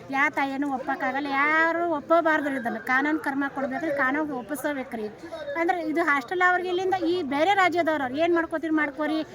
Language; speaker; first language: Kannada; non-native, local second language; Lambadi